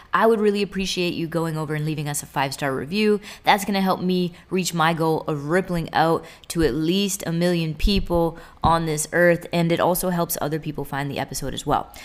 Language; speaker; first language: English; native; English